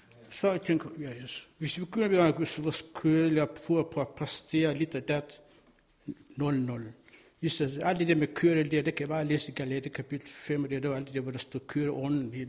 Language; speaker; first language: Danish; non-native, fluent; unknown